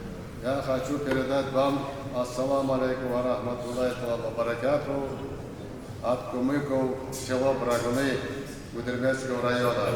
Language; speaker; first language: Russian; non-native, local second language; Kumyk